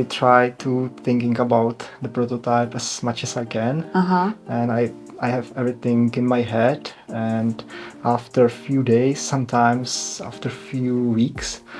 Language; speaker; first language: English; non-native, learner; Czech